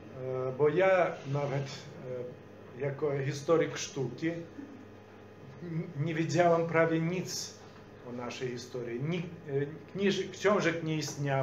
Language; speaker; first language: Polish; non-native, fluent; Belarusian